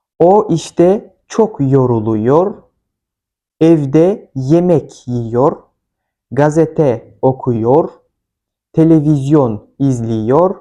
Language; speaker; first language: Turkish; non-native, fluent; Kyrgyz